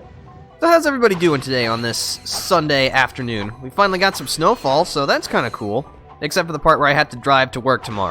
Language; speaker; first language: English; native; English